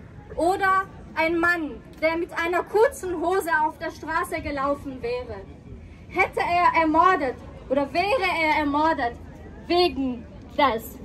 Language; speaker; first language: German; non-native, fluent; Persian